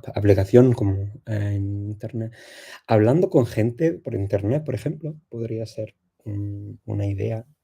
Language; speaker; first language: Spanish; non-native, fluent; English